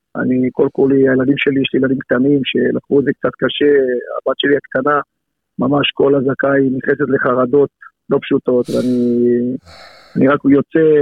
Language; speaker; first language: Hebrew; native; Hebrew